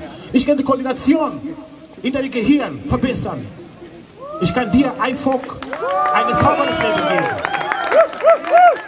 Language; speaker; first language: German; non-native, fluent; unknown